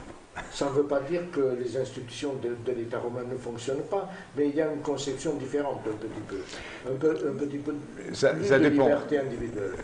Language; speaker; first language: French; non-native, fluent; Romanian